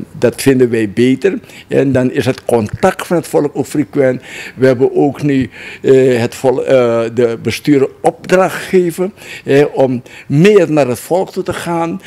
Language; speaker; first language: Dutch; non-native, local second language; Javanese